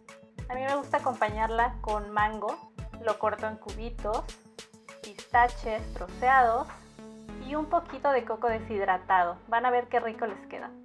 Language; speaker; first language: Spanish; native; Spanish